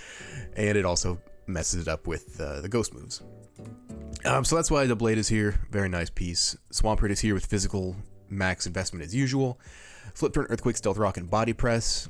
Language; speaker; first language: English; native; English